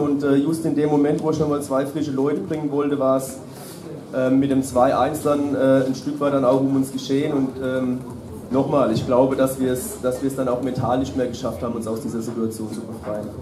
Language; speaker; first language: German; native; German